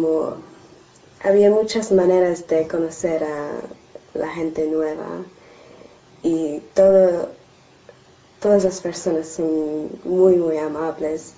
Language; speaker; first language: Spanish; non-native, learner; English